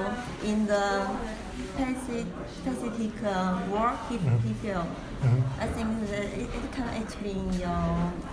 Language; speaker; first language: English; non-native, learner; Chinese